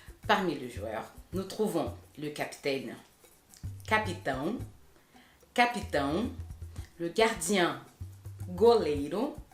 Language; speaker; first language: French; non-native, fluent; Portuguese